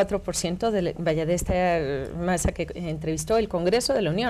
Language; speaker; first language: Spanish; native; Spanish